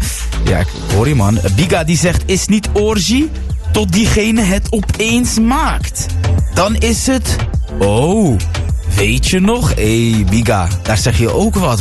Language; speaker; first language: Dutch; native; Dutch